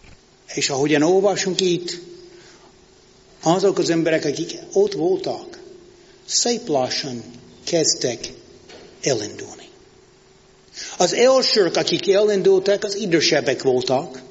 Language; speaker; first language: Hungarian; non-native, fluent; English